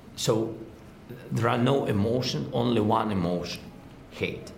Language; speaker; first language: English; non-native, learner; Russian